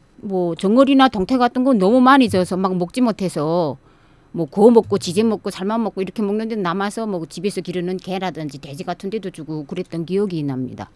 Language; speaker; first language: Korean; native; Korean